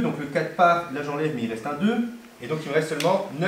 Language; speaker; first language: French; native; French